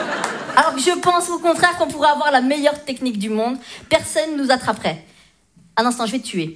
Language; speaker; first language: French; native; French